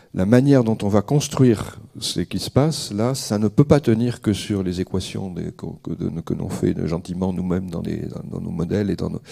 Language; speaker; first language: French; native; French